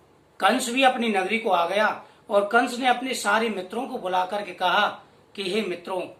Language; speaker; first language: Hindi; native; Hindi